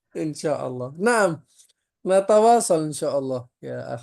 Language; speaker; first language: Arabic; non-native, fluent; Indonesian